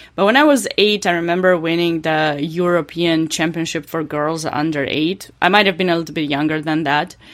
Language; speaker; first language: English; non-native, fluent; Romanian